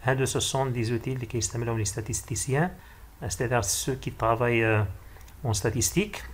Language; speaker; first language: French; non-native, local second language; Arabic